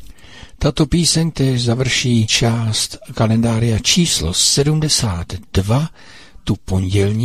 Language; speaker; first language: Czech; native; Czech